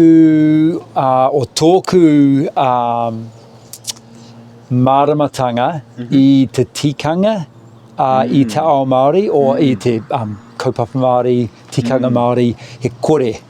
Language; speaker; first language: Māori; non-native, local second language; English